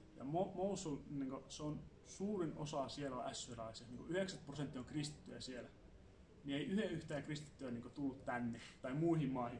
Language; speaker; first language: Finnish; early bilingual, other home language; Assyrian Neo-Aramaic